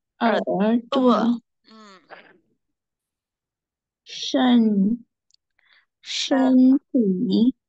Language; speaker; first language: Chinese; non-native, learner; Vietnamese